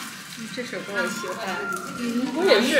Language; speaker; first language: Chinese; non-native, fluent; Vietnamese